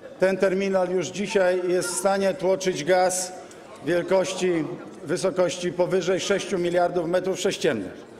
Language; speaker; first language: Polish; native; Polish